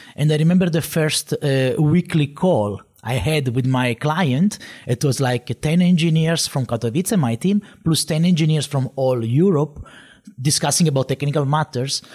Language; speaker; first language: English; non-native, fluent; Italian